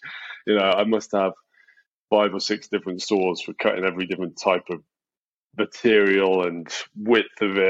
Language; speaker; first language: English; native; English